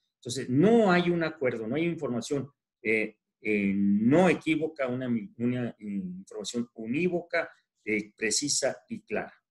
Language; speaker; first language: Spanish; native; Spanish